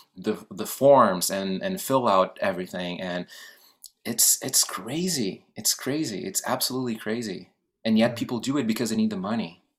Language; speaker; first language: English; non-native, fluent; Portuguese